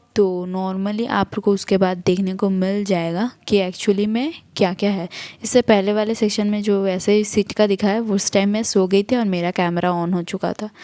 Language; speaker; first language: Hindi; non-native, local second language; Bangla